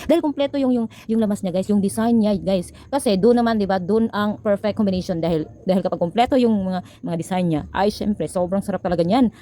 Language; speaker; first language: Filipino; non-native, local second language; Cebuano